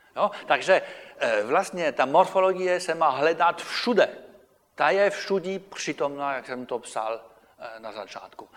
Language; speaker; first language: Czech; non-native, fluent; French